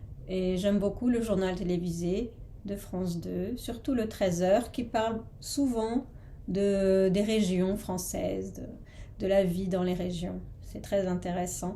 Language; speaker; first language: French; non-native, fluent; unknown